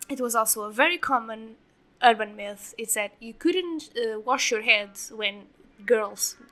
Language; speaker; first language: English; non-native, fluent; Portuguese